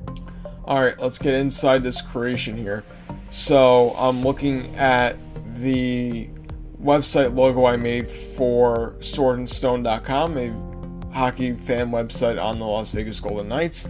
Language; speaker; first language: English; native; English